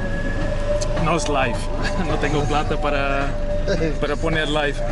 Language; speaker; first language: Spanish; non-native, learner; Dutch